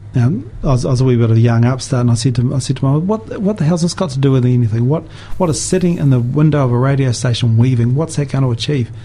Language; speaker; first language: English; native; English